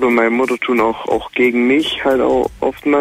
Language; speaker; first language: German; native; German